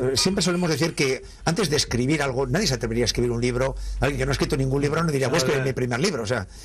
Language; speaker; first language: Spanish; native; Spanish